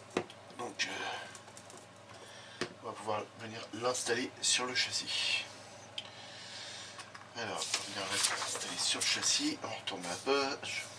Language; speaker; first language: French; native; French